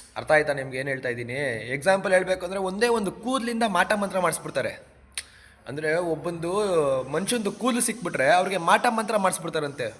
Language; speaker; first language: Kannada; non-native, local second language; Marwari